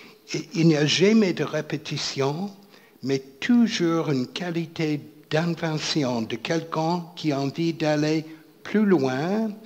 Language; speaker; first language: French; non-native, fluent; English